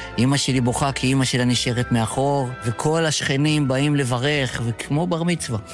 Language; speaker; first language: Hebrew; early bilingual, other home language; Yiddish